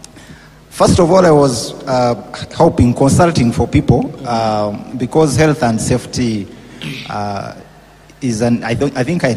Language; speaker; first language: English; non-native, local second language; Nyankole